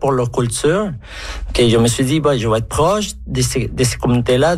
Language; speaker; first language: French; non-native, fluent; Spanish